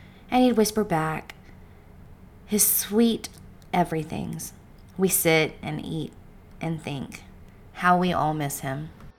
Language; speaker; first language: English; early bilingual, other home language; Spanish